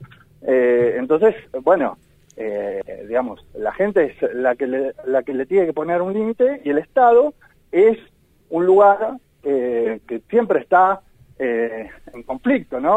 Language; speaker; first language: Spanish; native; Spanish